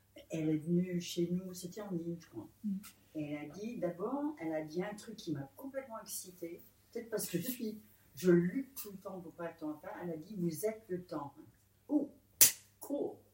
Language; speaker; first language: French; native; French